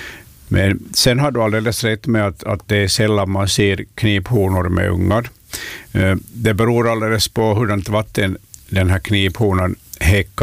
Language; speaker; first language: Swedish; native; Swedish